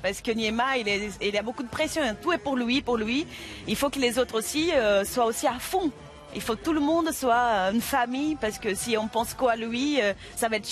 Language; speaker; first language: French; non-native, fluent; Portuguese